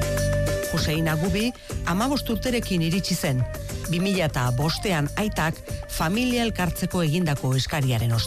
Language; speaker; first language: Basque; native; Basque